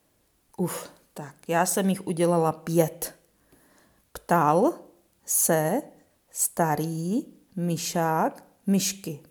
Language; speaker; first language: Czech; native; Czech